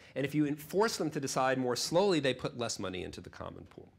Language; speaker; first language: English; native; English